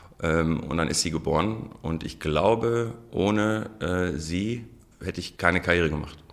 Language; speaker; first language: German; non-native, local second language; Arabic